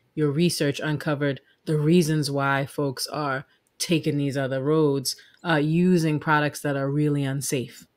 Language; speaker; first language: English; native; English